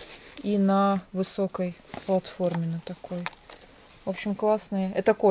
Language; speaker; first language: Russian; native; Russian